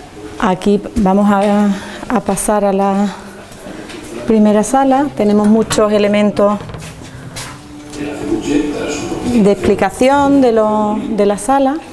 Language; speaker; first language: Spanish; native; Spanish